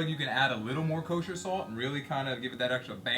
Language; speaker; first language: English; native; English